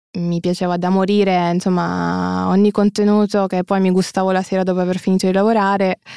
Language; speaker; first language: Italian; early bilingual, other home language; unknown